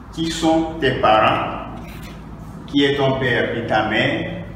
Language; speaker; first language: French; non-native, fluent; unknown